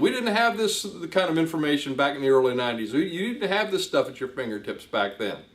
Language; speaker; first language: English; native; English